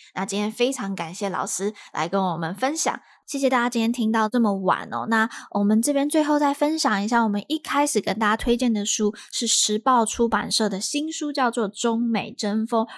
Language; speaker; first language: Chinese; native; Chinese